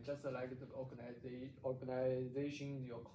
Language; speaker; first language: English; non-native, learner; Chinese